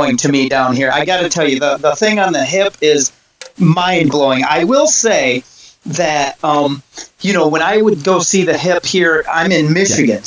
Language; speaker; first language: English; native; English